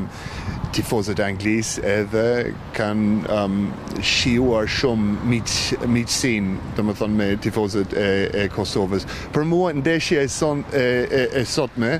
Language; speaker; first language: Albanian; non-native, fluent; English